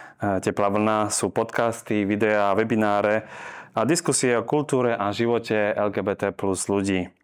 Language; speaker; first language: Slovak; native; Slovak